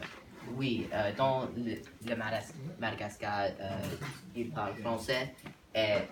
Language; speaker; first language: French; non-native, learner; English